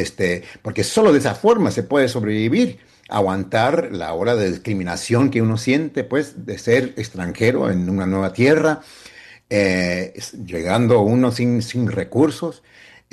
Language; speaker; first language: Spanish; early bilingual, heritage; Spanish